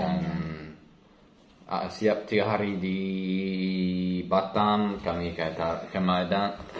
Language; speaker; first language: Indonesian; non-native, learner; English